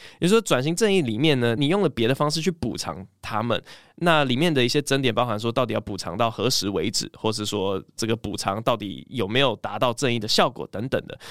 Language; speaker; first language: Chinese; early bilingual, other home language; English